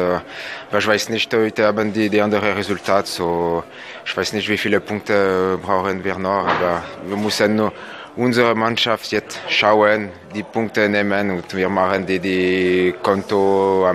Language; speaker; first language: German; non-native, local second language; French